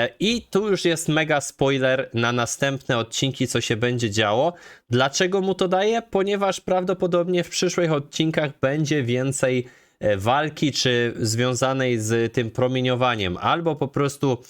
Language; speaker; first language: Polish; native; Polish